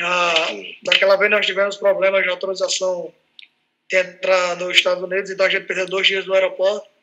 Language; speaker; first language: Portuguese; native; Portuguese